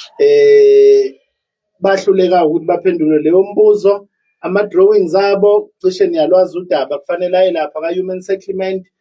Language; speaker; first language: Zulu; native; Zulu